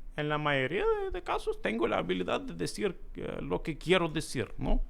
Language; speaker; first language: Spanish; non-native, learner; English